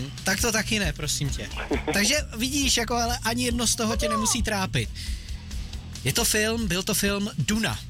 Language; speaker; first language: Czech; native; Czech